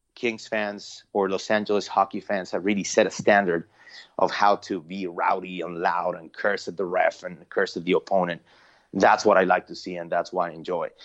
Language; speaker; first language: English; non-native, fluent; Spanish